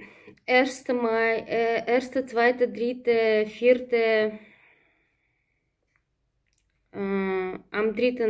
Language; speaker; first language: German; non-native, fluent; Russian